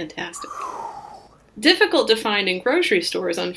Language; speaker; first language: English; native; English